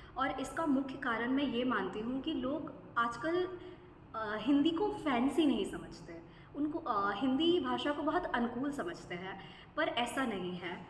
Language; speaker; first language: Hindi; non-native, local second language; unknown